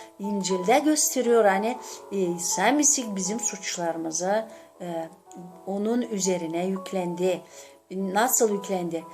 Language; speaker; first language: Turkish; non-native, learner; Gagauz